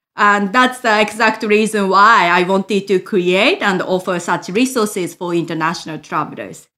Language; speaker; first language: English; non-native, fluent; Japanese